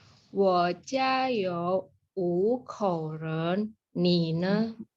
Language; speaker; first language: Chinese; non-native, learner; Indonesian